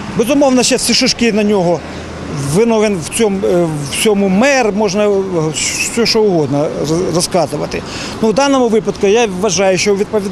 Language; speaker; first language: Ukrainian; non-native, local second language; Russian